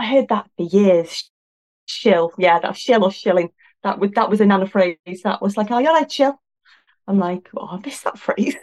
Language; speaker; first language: English; native; English